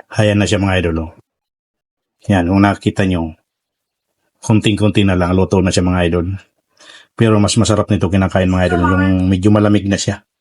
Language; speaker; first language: Filipino; non-native, local second language; Bikol